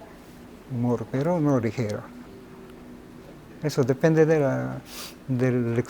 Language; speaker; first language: Spanish; non-native, fluent; Japanese